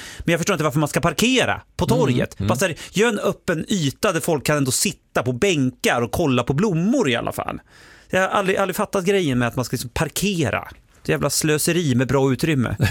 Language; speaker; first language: Swedish; native; Swedish